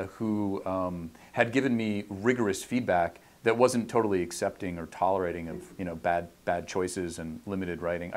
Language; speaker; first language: English; native; English